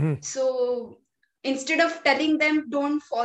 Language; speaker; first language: English; non-native, local second language; Marathi